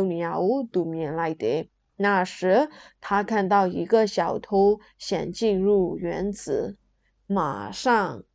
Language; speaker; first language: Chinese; non-native, fluent; Burmese